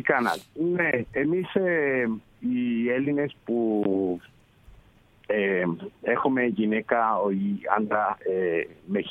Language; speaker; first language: Greek; early bilingual, heritage; Spanish